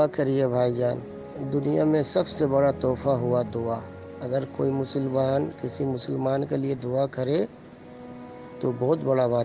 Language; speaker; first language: Hindi; early bilingual, heritage; Urdu